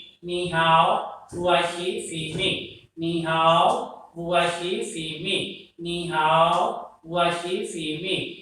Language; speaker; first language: Chinese; non-native, learner; Urdu